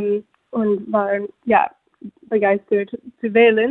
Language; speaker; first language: German; non-native, fluent; English